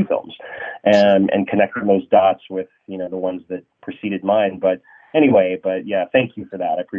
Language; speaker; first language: English; native; English